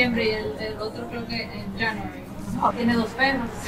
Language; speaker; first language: Spanish; non-native, learner; English